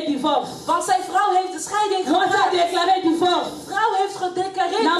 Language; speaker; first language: Dutch; non-native, learner; French